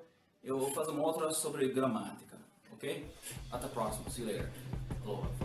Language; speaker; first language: Portuguese; non-native, learner; English